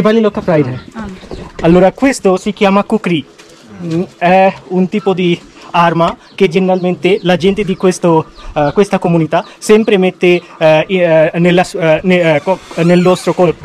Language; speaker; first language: Italian; non-native, fluent; Bangla